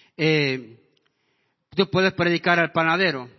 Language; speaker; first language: Spanish; non-native, fluent; English